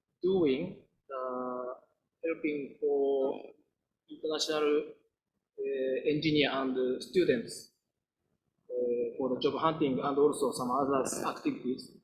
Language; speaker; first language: English; non-native, fluent; Japanese